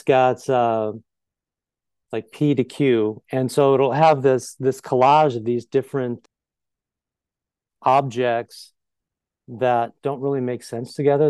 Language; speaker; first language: English; native; English